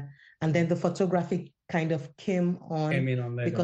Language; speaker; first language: English; non-native, local second language; Yoruba